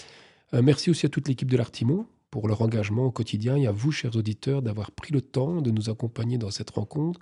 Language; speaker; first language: French; native; French